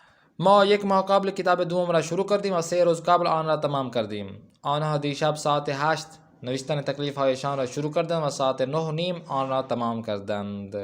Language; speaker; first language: Persian; non-native, fluent; Urdu